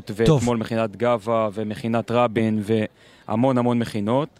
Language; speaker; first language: Hebrew; native; Hebrew